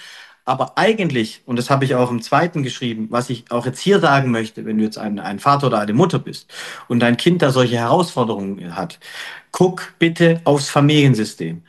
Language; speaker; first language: German; native; German